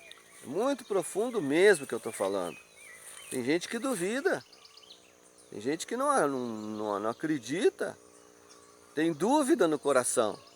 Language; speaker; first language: Portuguese; native; Portuguese